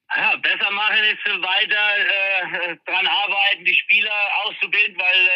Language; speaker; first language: German; native; German